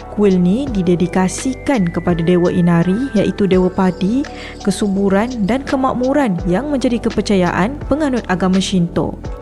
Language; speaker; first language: Malay; native; Malay